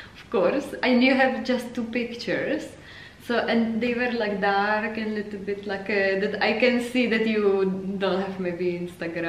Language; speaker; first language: English; non-native, fluent; Czech